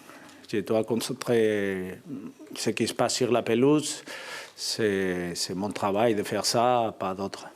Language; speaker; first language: French; non-native, fluent; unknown